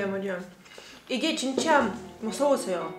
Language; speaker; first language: Korean; non-native, learner; Russian